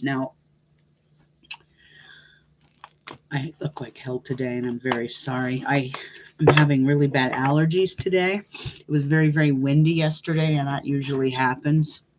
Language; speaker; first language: English; native; English